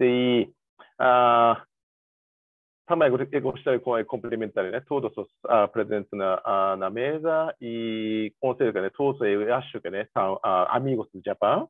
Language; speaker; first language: Portuguese; non-native, learner; Japanese